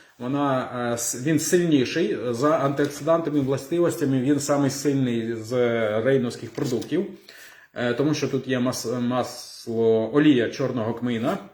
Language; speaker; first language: Ukrainian; non-native, local second language; Russian